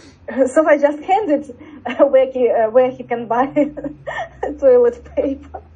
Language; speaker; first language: English; non-native, learner; Russian